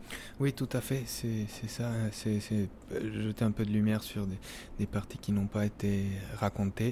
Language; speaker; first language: French; non-native, fluent; Spanish